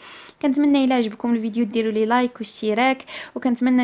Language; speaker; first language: Arabic; native; Arabic